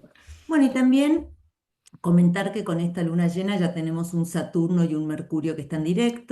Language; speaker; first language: Spanish; native; Spanish